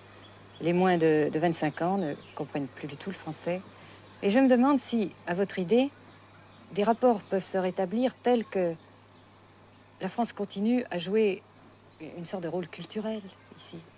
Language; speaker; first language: French; native; French